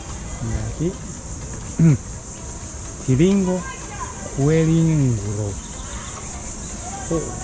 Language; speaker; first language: Spanish; non-native, learner; Japanese